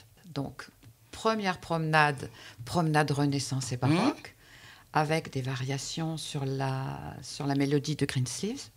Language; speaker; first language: French; native; French